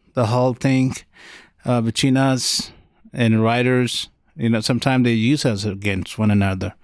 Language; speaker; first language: English; non-native, fluent; Arabic